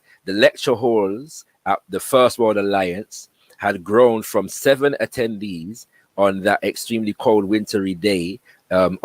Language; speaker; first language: English; native; English